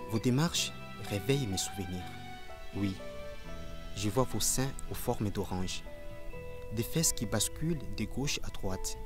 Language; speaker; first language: French; non-native, local second language; Lingala